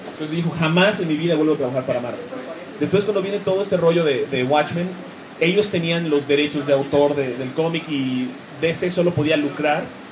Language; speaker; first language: Spanish; native; Spanish